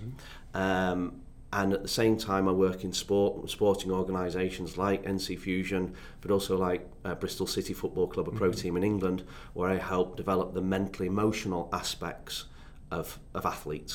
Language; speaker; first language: English; native; English